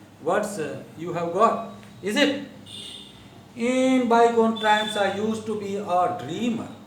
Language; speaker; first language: English; non-native, local second language; Gujarati